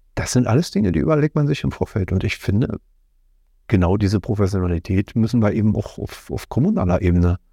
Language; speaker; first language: German; native; German